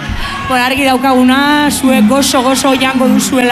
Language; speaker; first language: Basque; native; Basque